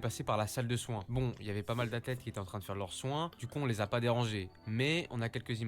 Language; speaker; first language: French; native; French